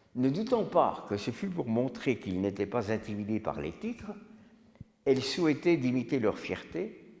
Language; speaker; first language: French; native; French